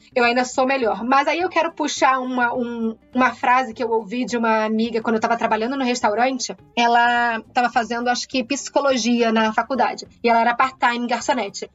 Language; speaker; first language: Portuguese; native; Portuguese